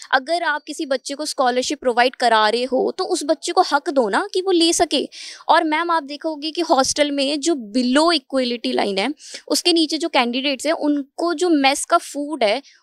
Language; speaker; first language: Hindi; native; Hindi